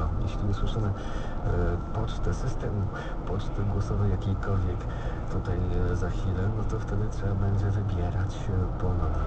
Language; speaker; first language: Polish; native; Polish